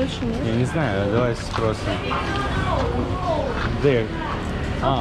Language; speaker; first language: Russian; early bilingual, heritage; English